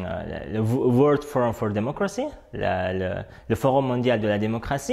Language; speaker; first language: French; non-native, fluent; Persian